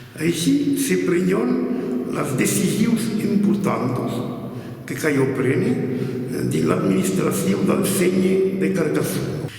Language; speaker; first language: Occitan; native; Occitan